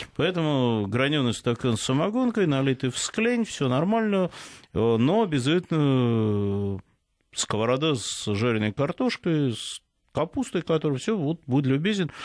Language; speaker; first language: Russian; native; Russian